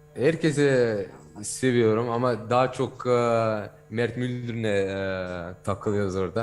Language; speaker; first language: Turkish; early bilingual, heritage; Turkish